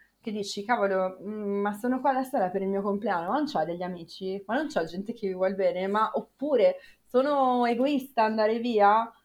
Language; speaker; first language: Italian; native; Italian